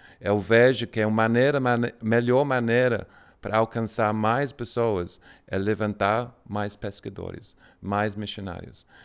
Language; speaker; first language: Portuguese; non-native, fluent; English